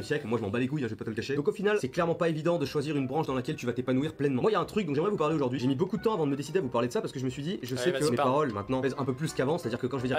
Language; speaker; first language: French; native; French